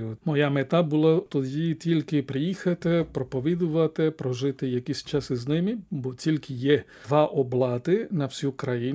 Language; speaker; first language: Ukrainian; non-native, fluent; Spanish